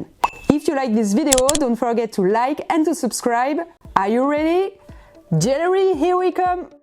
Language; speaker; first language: English; non-native, fluent; French